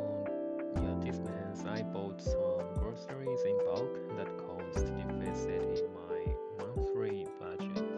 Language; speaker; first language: English; non-native, learner; Japanese